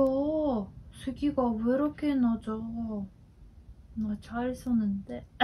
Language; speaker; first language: Korean; non-native, learner; Ukrainian